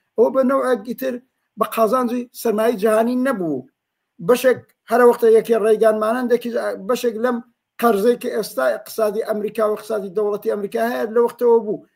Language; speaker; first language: Central Kurdish; native; Central Kurdish